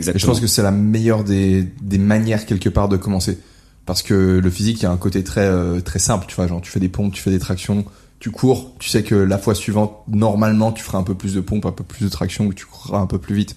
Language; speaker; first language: French; native; French